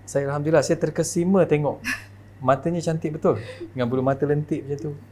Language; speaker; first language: Malay; native; Malay